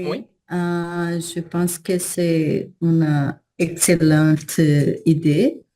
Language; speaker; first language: French; non-native, learner; Portuguese